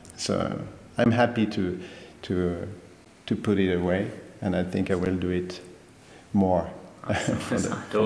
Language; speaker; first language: English; non-native, fluent; French